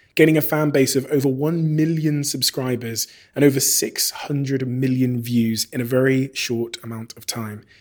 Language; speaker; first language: English; native; English